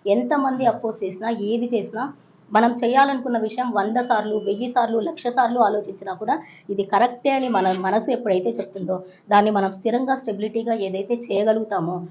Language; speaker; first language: Telugu; native; Telugu